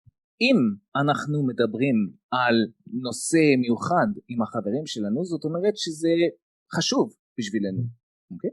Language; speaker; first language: Hebrew; non-native, fluent; French